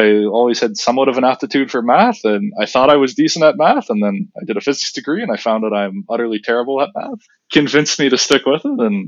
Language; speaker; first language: English; native; English